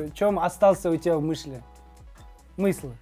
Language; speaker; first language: Russian; non-native, learner; Kazakh